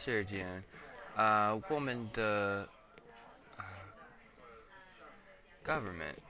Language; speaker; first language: Chinese; non-native, learner; English